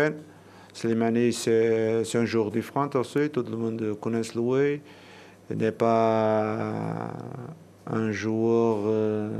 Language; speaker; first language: French; non-native, learner; Portuguese